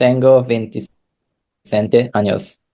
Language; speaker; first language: Spanish; non-native, learner; English